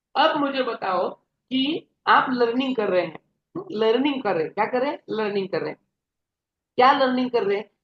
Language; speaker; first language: Hindi; non-native, local second language; Marathi